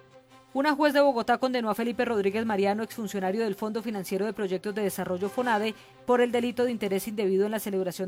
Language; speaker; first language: Spanish; native; Spanish